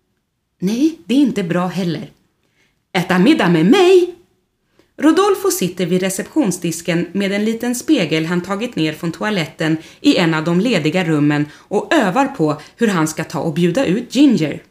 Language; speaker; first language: Swedish; native; Swedish